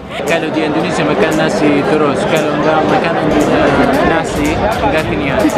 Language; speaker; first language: Indonesian; non-native, fluent; Arabic